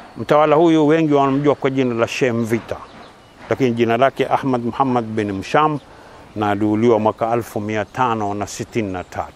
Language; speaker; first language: Swahili; native; Swahili